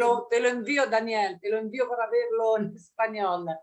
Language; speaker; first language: Spanish; non-native, learner; Italian